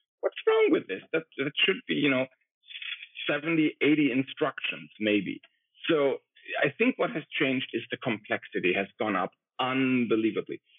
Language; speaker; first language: English; non-native, fluent; German